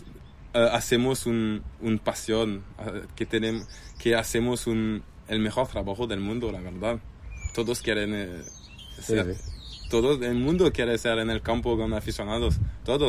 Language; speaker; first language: Spanish; non-native, learner; French